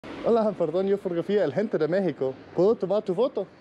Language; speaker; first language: Spanish; non-native, learner; Danish